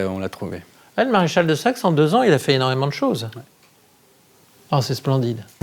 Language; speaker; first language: French; native; French